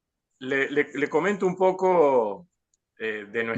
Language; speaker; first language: Spanish; native; Spanish